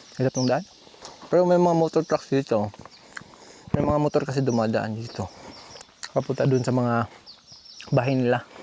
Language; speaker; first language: Filipino; non-native, local second language; Cebuano